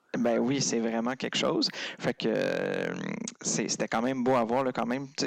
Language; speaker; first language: French; native; French